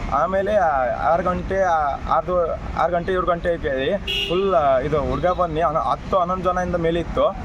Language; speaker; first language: Kannada; non-native, learner; Nepali